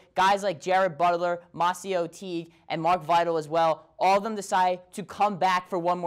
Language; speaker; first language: English; native; English